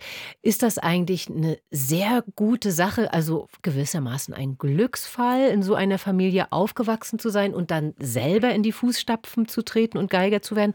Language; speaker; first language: German; native; German